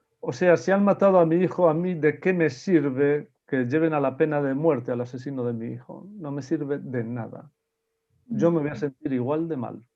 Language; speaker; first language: Spanish; native; Spanish